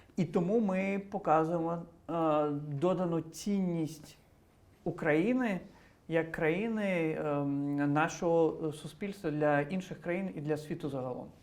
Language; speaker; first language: Ukrainian; non-native, local second language; Crimean Tatar